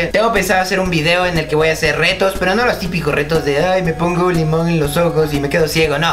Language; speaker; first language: Spanish; native; Spanish